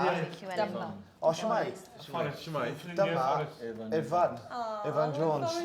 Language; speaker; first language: Welsh; non-native, learner; English